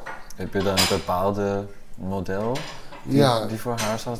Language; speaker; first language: Dutch; non-native, fluent; German